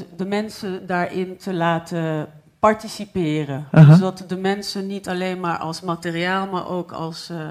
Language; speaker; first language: Dutch; non-native, fluent; Arabic